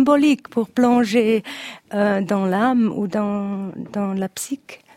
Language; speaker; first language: French; non-native, learner; Italian